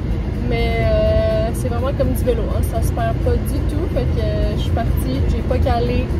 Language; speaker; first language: French; native; French